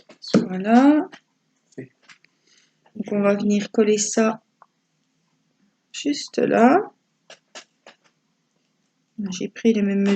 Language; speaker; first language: French; native; French